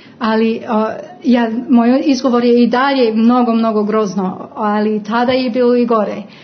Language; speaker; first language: Croatian; non-native, fluent; English